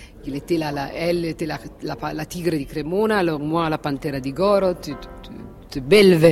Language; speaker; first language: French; non-native, fluent; Italian